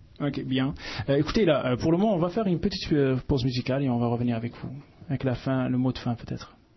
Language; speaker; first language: French; native; French